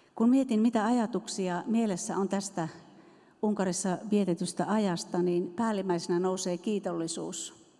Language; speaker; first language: Finnish; native; Finnish